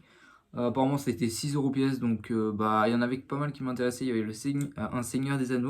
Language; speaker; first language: French; native; French